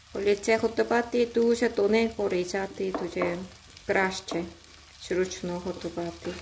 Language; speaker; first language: Ukrainian; non-native, learner; Korean